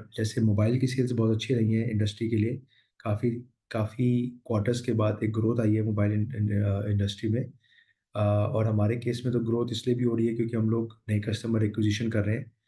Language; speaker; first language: Hindi; native; Hindi